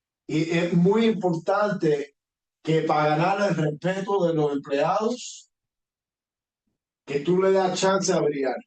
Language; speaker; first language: Spanish; early bilingual, heritage; Spanish